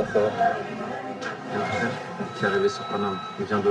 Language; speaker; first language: French; native; French